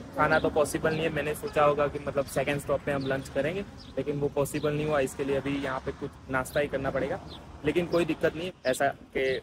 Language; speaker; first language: Hindi; non-native, local second language; Gujarati